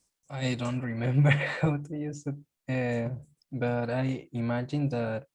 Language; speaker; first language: English; non-native, learner; Spanish